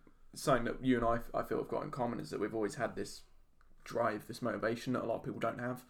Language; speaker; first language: English; native; English